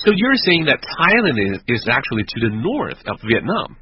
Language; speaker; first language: English; non-native, fluent; Chinese